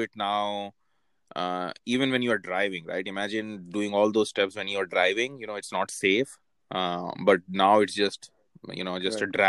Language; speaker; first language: English; non-native, local second language; Hindi